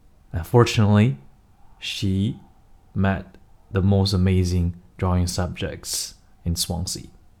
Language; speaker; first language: English; non-native, fluent; Chinese